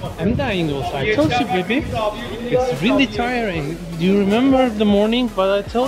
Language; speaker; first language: English; non-native, learner; Turkish